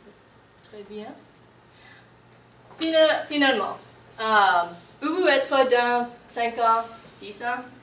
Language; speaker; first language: French; non-native, learner; English